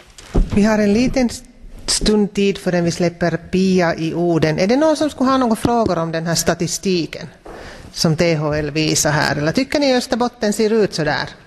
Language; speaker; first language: Swedish; native; Swedish